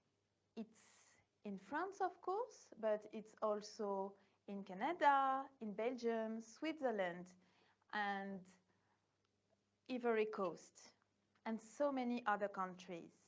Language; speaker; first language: English; non-native, fluent; French